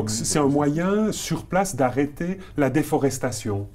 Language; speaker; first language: French; native; French